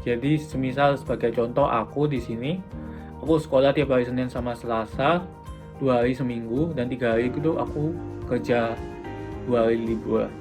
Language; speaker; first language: Indonesian; native; Indonesian